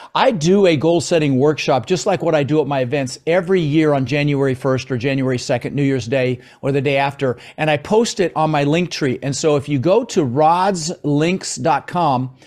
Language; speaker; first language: English; early bilingual, other home language; Dutch